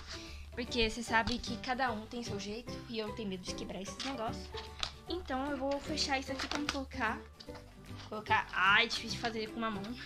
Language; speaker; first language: Portuguese; early bilingual, heritage; Portuguese